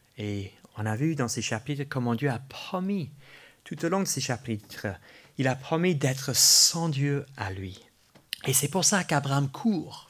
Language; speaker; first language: French; non-native, fluent; English